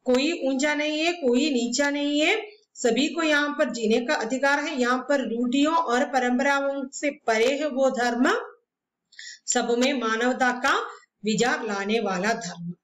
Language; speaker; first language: Hindi; non-native, local second language; Malayalam